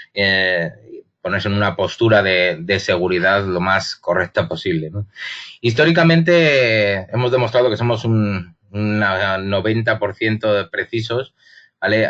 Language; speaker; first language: Spanish; native; Spanish